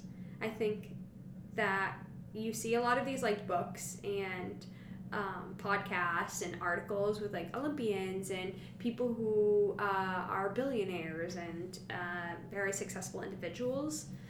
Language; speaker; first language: English; native; English